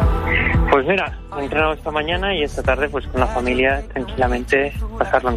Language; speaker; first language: Spanish; native; Spanish